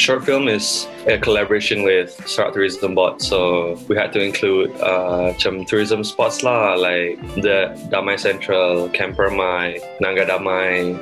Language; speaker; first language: English; non-native, local second language; Malay